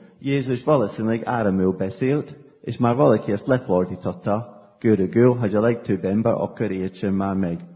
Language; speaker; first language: Hungarian; non-native, fluent; English